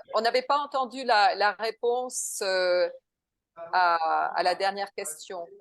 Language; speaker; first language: French; non-native, fluent; Portuguese